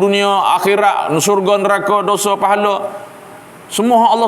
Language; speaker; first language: Malay; native; Malay